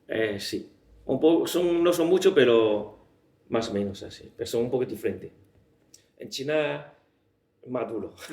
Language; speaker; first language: Spanish; non-native, learner; Chinese